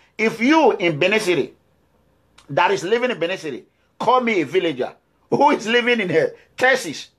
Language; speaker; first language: English; non-native, local second language; Bini